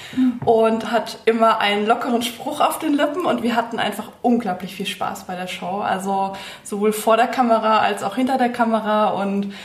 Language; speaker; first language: German; native; German